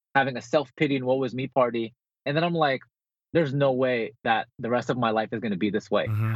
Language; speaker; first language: English; native; English